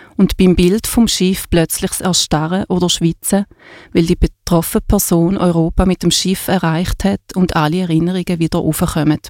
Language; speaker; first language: German; native; German